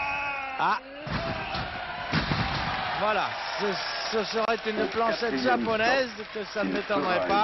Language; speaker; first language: French; native; French